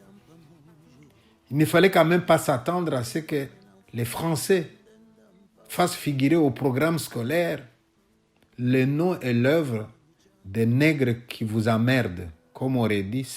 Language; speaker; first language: French; non-native, local second language; Luba-Lulua